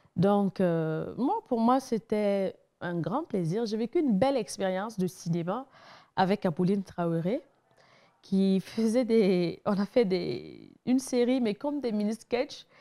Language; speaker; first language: French; non-native, local second language; Mossi